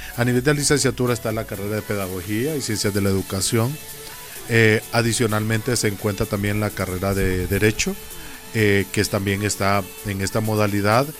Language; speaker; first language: Spanish; native; Spanish